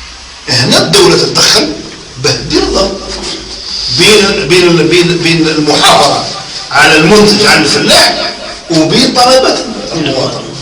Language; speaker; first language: Arabic; native; Arabic